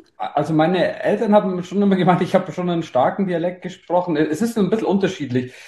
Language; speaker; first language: German; native; German